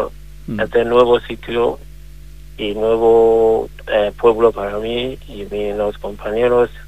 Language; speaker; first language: Spanish; non-native, learner; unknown